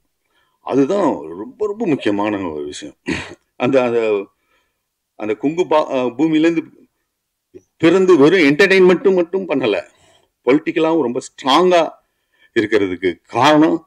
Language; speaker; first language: Tamil; native; Tamil